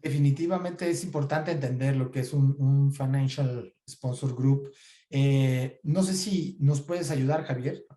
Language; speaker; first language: Spanish; native; Spanish